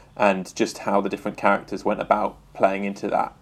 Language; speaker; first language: English; native; English